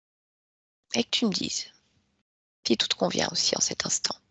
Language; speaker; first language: French; native; French